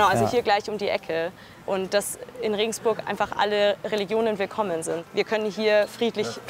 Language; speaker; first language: German; native; German